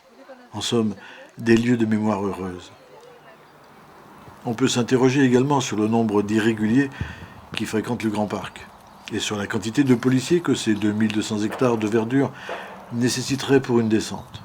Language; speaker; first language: French; native; French